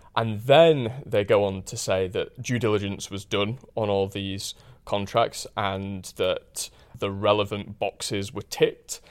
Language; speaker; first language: English; native; English